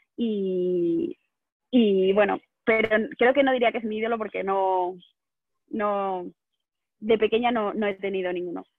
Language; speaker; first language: Spanish; native; Spanish